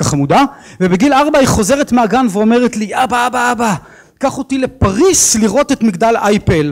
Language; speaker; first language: Hebrew; native; Hebrew